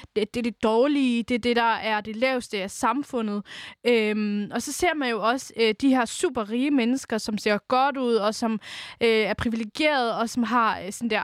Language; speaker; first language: Danish; early bilingual, other home language; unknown